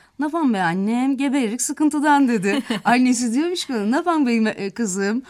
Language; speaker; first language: Turkish; native; Turkish